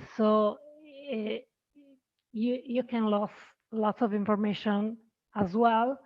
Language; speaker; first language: English; non-native, learner; Italian